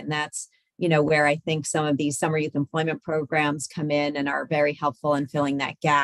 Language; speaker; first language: English; native; English